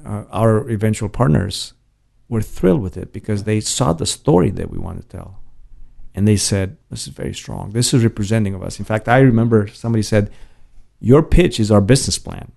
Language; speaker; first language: English; non-native, fluent; Romanian